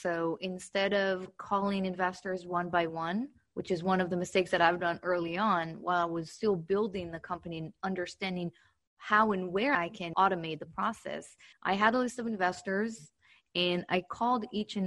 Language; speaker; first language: English; non-native, fluent; Hebrew